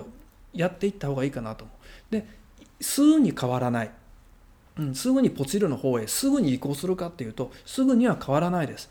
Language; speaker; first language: Japanese; native; Japanese